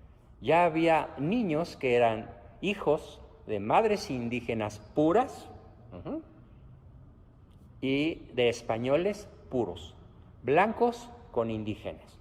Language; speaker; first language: Spanish; native; Spanish